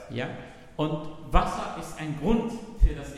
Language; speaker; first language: German; non-native, fluent; Arabic